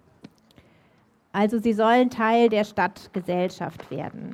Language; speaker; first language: German; native; German